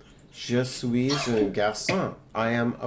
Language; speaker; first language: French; non-native, learner; English